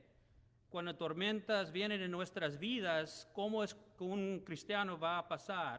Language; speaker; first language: Spanish; non-native, learner; English